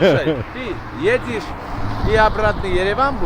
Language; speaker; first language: Russian; non-native, learner; Armenian